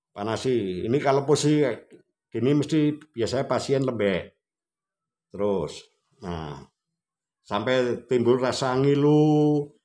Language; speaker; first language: Indonesian; non-native, local second language; Javanese